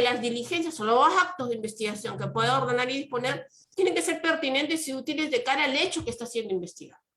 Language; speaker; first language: Spanish; native; Spanish